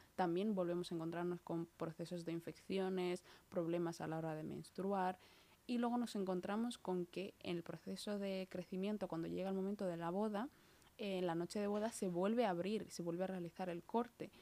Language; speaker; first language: Spanish; early bilingual, other home language; Somali